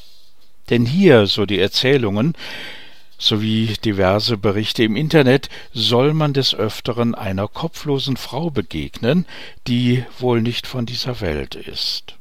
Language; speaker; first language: German; native; German